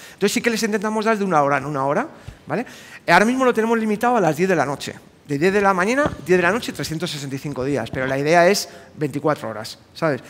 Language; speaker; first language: Spanish; native; Spanish